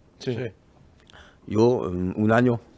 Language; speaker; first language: Spanish; non-native, learner; French